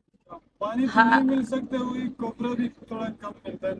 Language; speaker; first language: Hindi; non-native, fluent; Pashto